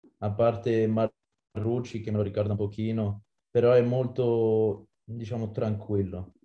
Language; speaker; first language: Italian; non-native, fluent; French